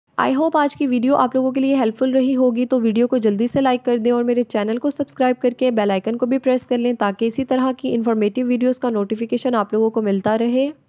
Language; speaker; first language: Urdu; native; Urdu